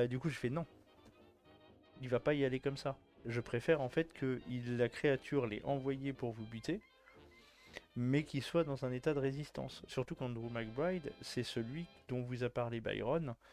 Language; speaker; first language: French; native; French